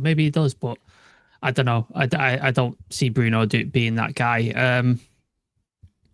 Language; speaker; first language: English; native; English